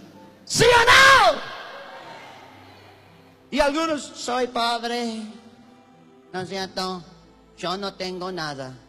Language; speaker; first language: Spanish; non-native, learner; English